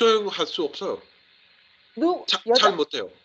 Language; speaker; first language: Korean; non-native, learner; English